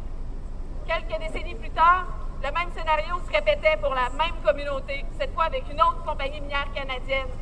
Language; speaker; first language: French; native; French